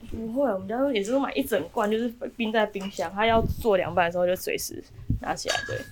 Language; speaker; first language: Chinese; native; Chinese